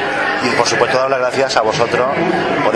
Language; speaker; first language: Spanish; native; Spanish